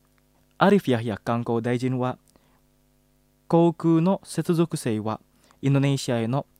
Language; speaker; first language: Japanese; non-native, fluent; Indonesian